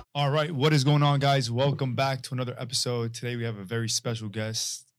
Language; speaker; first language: English; non-native, fluent; Arabic